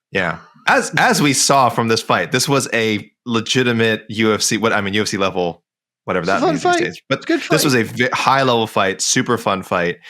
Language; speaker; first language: English; native; English